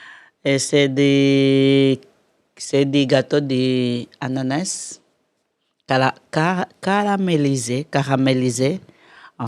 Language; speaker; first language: French; non-native, learner; Portuguese